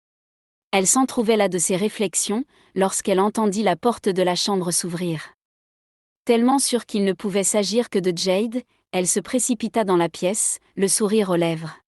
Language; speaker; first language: French; native; French